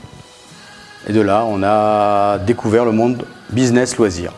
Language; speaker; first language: French; early bilingual, other home language; Arabic